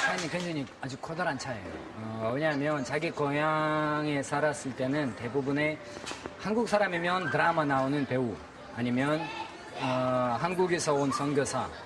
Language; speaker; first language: Korean; non-native, fluent; Russian